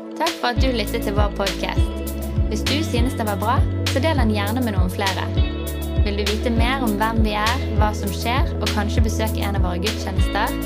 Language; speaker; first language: Norwegian; native; Norwegian